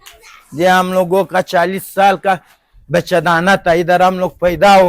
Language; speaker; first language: Hindi; non-native, local second language; Pashto